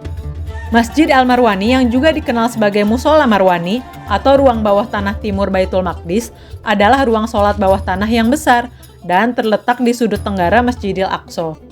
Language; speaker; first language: Indonesian; native; Indonesian